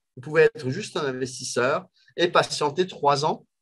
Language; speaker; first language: French; native; French